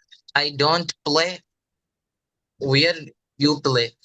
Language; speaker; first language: English; non-native, learner; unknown